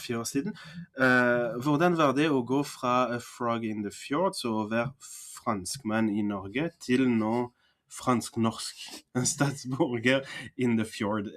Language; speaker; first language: Norwegian; non-native, fluent; French